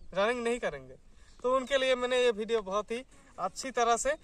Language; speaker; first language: Hindi; non-native, local second language; Bangla